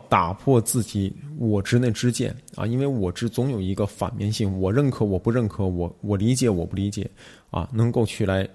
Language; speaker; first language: Chinese; native; Chinese